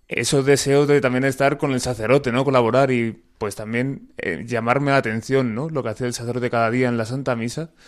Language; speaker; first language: Spanish; native; Spanish